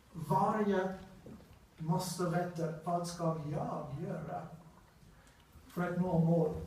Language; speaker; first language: Swedish; non-native, learner; English